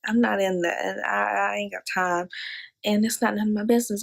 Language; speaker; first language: English; native; English